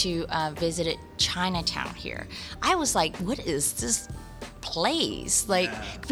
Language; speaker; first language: English; early bilingual, other home language; Cantonese